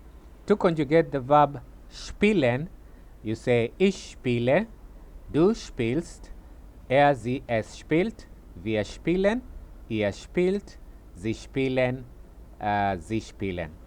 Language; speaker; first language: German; non-native, fluent; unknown